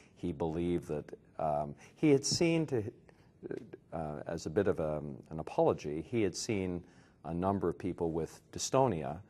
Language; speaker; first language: English; native; English